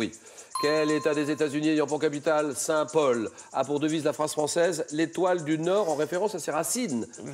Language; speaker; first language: French; native; French